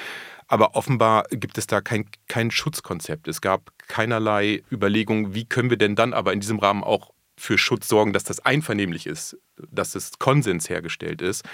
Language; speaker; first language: German; native; German